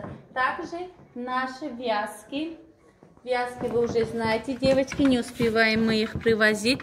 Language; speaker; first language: Russian; non-native, local second language; Tajik